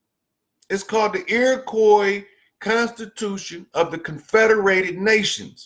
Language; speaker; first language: English; native; English